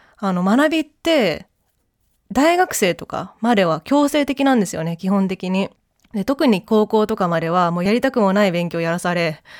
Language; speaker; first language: Japanese; early bilingual, heritage; Japanese